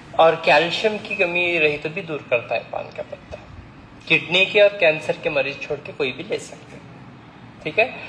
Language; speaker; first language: Hindi; non-native, local second language; Urdu